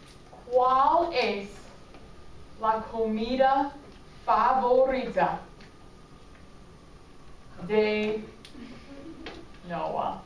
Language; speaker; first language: Spanish; non-native, fluent; English